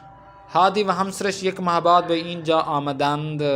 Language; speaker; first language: Persian; non-native, fluent; Urdu